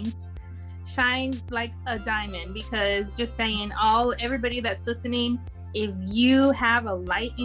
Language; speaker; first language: English; native; English